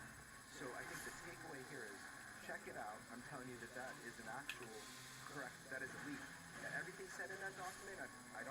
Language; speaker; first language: English; native; English